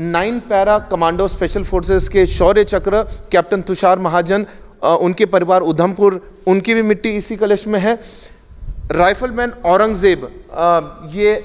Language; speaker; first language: Hindi; non-native, local second language; Marathi